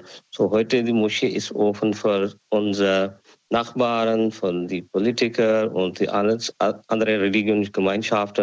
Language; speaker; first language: German; non-native, learner; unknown